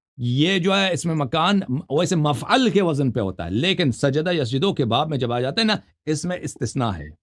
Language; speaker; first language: Urdu; native; Urdu